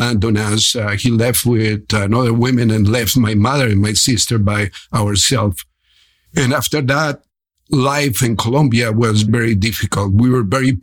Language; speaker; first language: English; non-native, fluent; Spanish